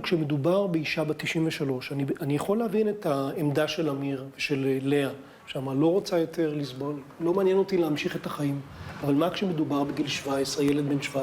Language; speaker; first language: Hebrew; native; Hebrew